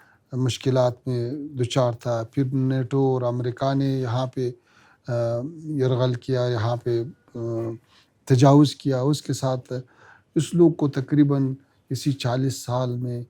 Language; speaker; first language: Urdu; non-native, learner; Pashto